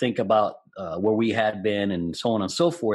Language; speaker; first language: English; non-native, fluent; Spanish